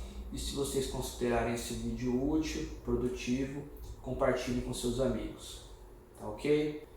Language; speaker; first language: Portuguese; native; Portuguese